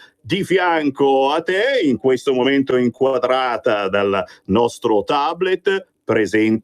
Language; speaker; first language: Italian; native; Italian